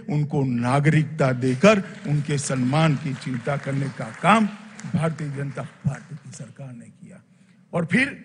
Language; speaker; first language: Hindi; non-native, local second language; Gujarati